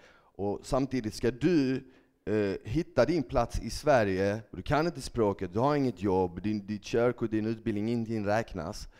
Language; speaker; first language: Swedish; early bilingual, other home language; Bosnian